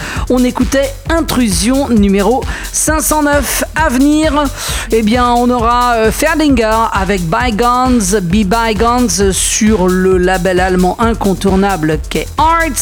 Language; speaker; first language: French; native; French